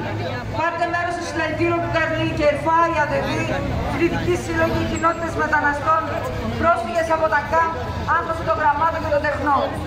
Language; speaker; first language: Greek; native; Greek